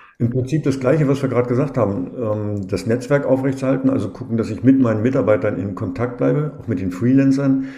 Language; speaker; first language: German; native; German